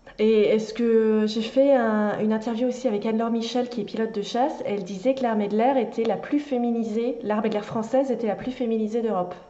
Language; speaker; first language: French; native; French